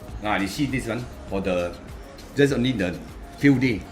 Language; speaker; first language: English; non-native, local second language; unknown